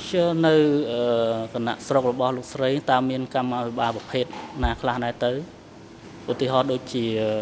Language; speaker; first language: Khmer; native; Khmer